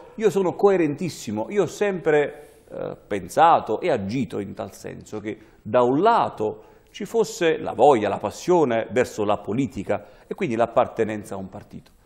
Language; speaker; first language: Italian; native; Italian